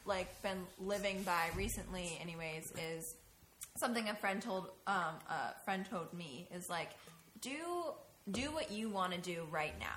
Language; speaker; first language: English; native; English